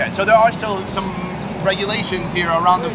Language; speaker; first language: English; native; English